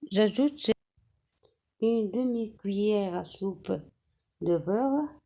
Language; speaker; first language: French; non-native, local second language; Arabic